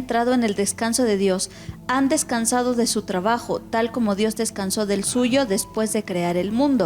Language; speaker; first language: Spanish; native; Spanish